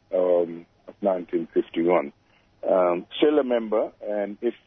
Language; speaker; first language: English; non-native, local second language; Urdu